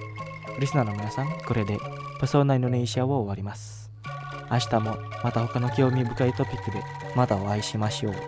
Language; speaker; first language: Japanese; non-native, fluent; Indonesian